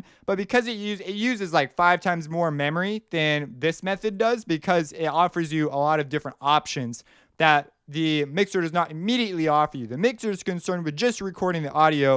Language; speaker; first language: English; native; English